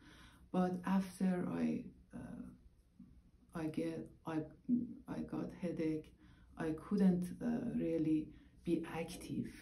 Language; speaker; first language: English; non-native, learner; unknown